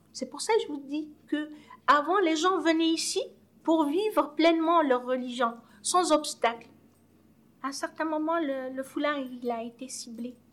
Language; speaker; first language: French; non-native, local second language; Arabic